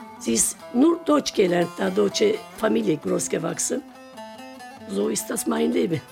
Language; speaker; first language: German; non-native, learner; Turkish